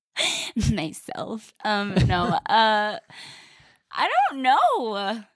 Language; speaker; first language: English; native; English